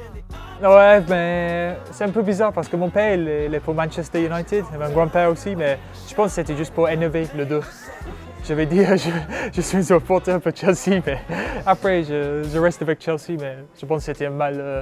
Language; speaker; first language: French; non-native, learner; English